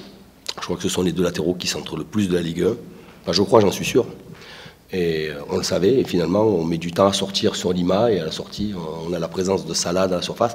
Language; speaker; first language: French; native; French